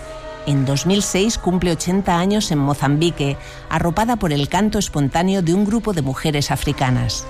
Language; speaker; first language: Spanish; native; Spanish